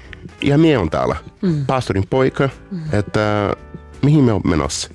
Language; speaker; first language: Finnish; non-native, fluent; Portuguese